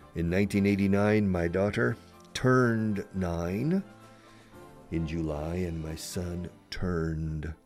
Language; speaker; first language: English; native; English